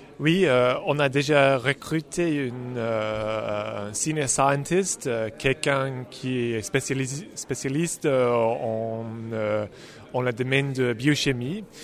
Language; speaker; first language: French; non-native, fluent; English